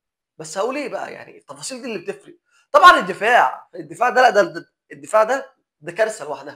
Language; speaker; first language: Arabic; native; Arabic